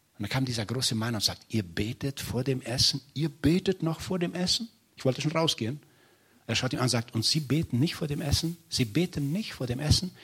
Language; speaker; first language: German; non-native, fluent; Portuguese